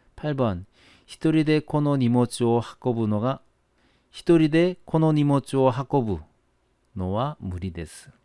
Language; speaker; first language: Japanese; non-native, fluent; Korean